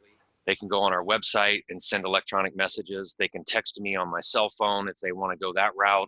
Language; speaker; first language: English; native; English